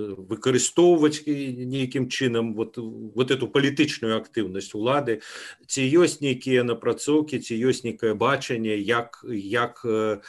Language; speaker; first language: Belarusian; non-native, local second language; Russian